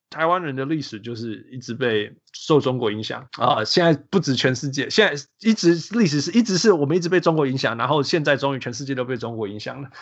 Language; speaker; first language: Chinese; early bilingual, heritage; Chinese